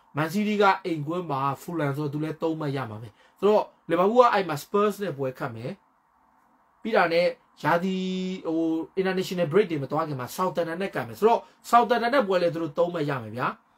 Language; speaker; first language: Burmese; native; Burmese